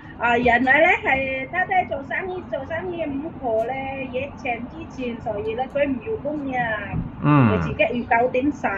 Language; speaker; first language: Cantonese; non-native, learner; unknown